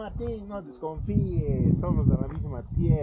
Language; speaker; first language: Spanish; native; Spanish